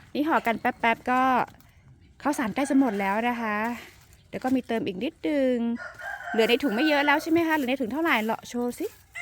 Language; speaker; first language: Thai; non-native, local second language; S'gaw Karen